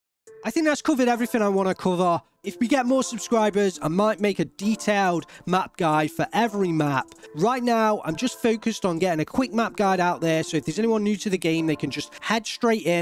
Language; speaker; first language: English; native; English